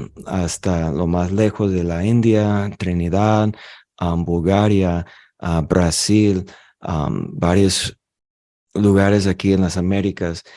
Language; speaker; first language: Spanish; non-native, fluent; English